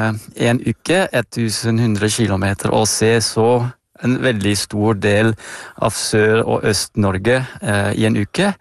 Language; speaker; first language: Norwegian; non-native, fluent; Dutch